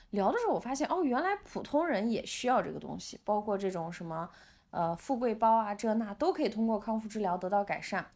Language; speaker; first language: Chinese; non-native, local second language; Uyghur